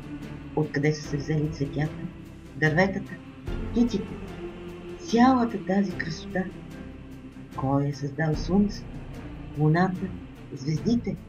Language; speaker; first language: Bulgarian; native; Bulgarian